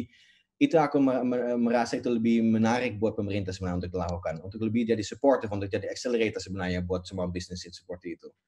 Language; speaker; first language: Indonesian; non-native, fluent; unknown